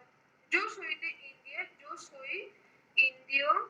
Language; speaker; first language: Spanish; non-native, learner; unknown